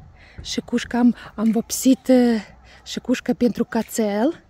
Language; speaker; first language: Romanian; non-native, learner; Russian